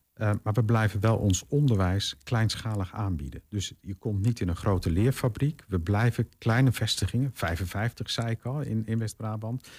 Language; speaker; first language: Dutch; native; Dutch